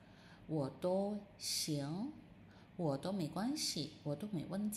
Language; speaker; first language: Chinese; non-native, fluent; Indonesian